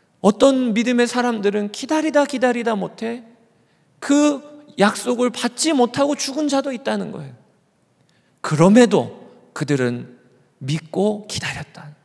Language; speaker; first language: Korean; native; Korean